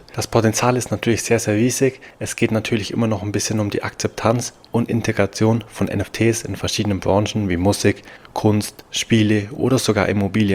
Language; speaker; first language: German; native; German